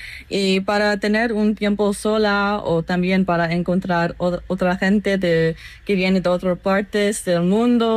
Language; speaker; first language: Spanish; non-native, learner; English